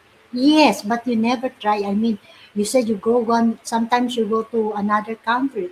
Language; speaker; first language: English; non-native, local second language; Filipino